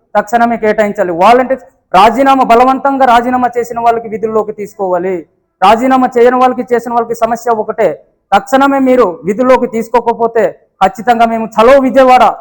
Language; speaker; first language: Telugu; native; Telugu